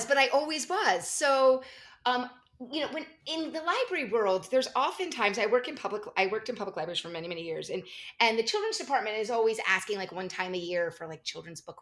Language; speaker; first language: English; native; English